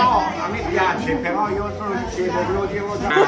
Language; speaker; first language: Italian; native; Italian